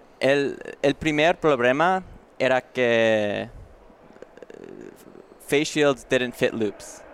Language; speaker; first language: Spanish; non-native, learner; English